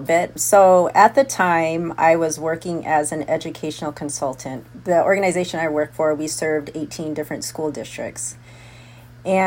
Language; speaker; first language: English; native; English